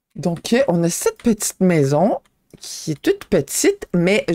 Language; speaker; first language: French; native; French